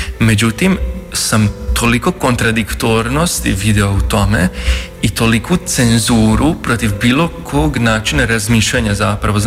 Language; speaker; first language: Croatian; early bilingual, heritage; Croatian